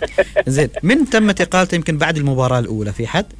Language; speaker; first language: Arabic; native; Arabic